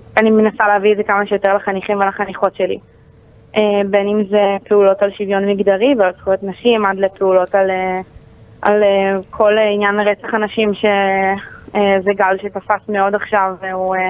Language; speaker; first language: Hebrew; native; Hebrew